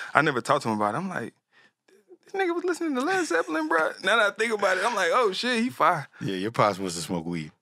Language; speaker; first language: English; native; English